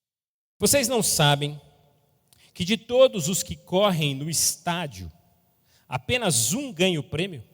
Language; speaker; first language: Portuguese; native; Portuguese